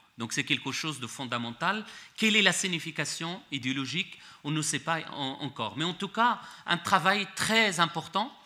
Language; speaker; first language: French; non-native, local second language; Arabic